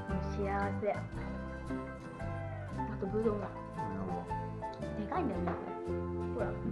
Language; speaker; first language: Japanese; early bilingual, heritage; Japanese